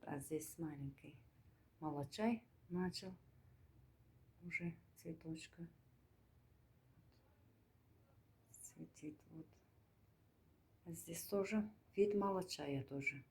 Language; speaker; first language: Russian; non-native, learner; Turkmen